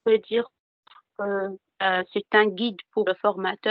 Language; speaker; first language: French; non-native, fluent; Arabic